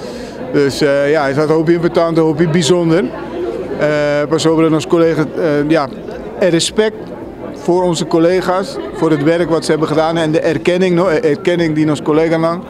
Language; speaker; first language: Dutch; non-native, local second language; Papiamento